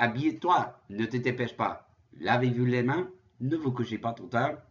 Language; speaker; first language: French; non-native, fluent; English